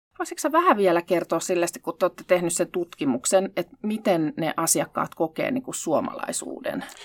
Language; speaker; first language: Finnish; native; Finnish